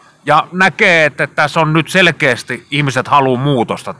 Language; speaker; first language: Finnish; native; Finnish